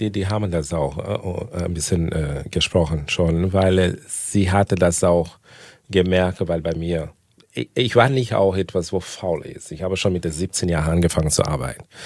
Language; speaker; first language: German; non-native, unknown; Portuguese